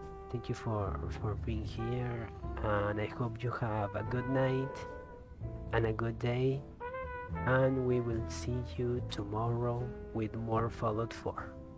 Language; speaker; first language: English; non-native, fluent; Spanish